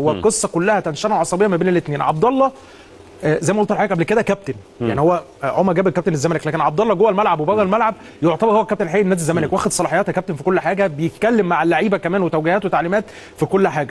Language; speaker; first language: Arabic; native; Arabic